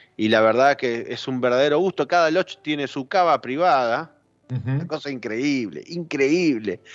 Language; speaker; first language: Spanish; native; Spanish